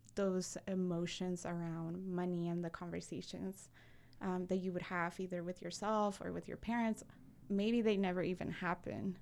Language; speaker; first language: English; early bilingual, other home language; Spanish